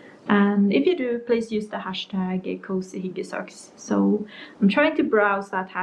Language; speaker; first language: English; non-native, fluent; Norwegian